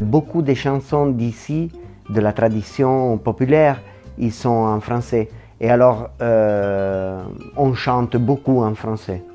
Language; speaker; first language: French; non-native, local second language; Italian